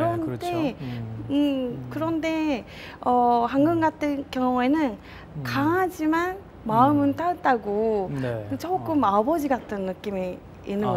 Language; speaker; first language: Korean; non-native, fluent; Japanese